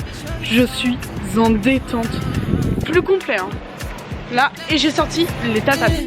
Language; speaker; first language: French; native; French